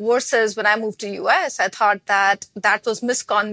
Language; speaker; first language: English; non-native, local second language; Hindi